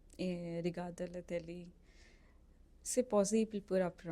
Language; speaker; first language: French; non-native, learner; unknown